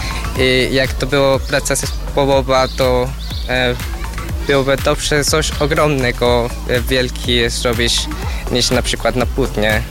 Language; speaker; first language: Polish; non-native, learner; Spanish